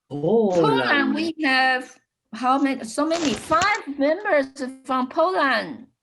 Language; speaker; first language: English; non-native, fluent; Chinese